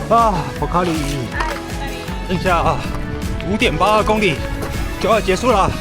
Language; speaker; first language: Chinese; native; Chinese